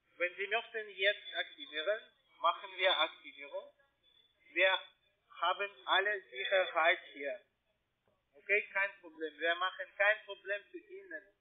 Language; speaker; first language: German; non-native, learner; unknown